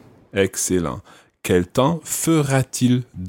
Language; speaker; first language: French; non-native, fluent; English